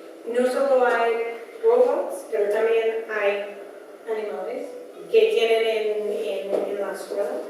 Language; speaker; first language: Spanish; non-native, fluent; Dutch